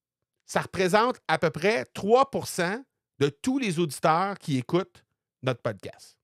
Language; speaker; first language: French; native; French